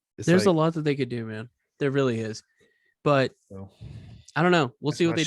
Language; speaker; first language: English; native; English